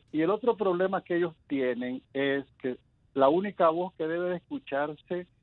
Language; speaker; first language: Spanish; native; Spanish